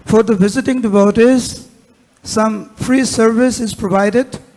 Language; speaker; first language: English; non-native, local second language; Bangla